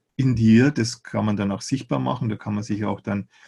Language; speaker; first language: German; native; German